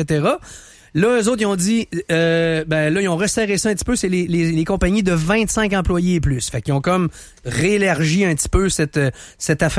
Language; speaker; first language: French; native; French